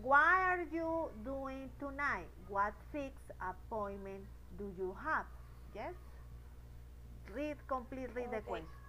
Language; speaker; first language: English; non-native, learner; Spanish